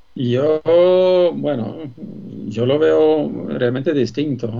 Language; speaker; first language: Spanish; non-native, fluent; Swedish